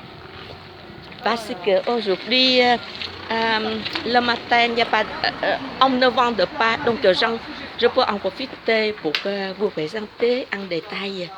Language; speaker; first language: French; non-native, learner; Vietnamese